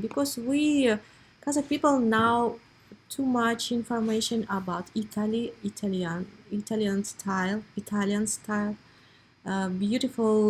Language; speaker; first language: English; non-native, learner; Russian